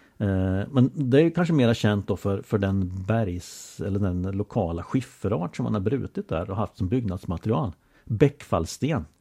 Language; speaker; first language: Swedish; native; Swedish